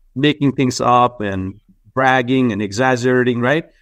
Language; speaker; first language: English; non-native, local second language; Nepali